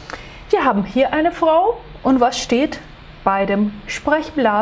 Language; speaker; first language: German; non-native, fluent; Portuguese